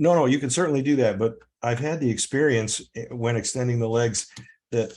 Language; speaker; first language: English; native; English